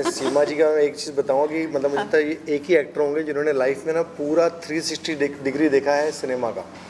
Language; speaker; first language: Hindi; native; Hindi